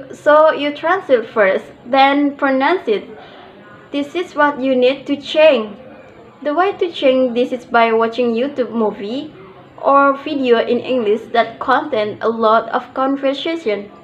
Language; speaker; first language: English; non-native, learner; Indonesian